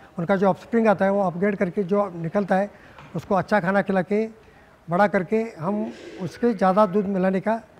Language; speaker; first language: Hindi; non-native, local second language; Marathi